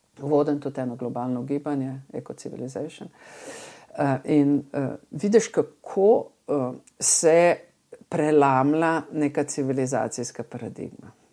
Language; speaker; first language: Slovenian; native; Slovenian